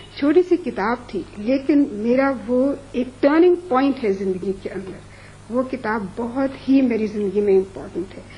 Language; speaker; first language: Urdu; non-native, local second language; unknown